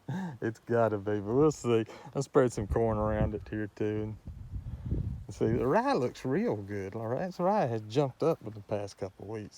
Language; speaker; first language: English; native; English